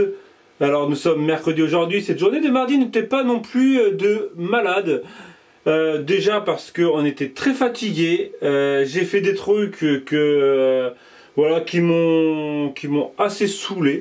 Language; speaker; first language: French; native; French